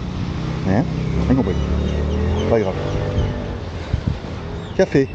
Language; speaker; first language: French; native; French